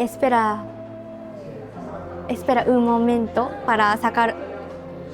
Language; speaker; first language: Spanish; non-native, learner; Japanese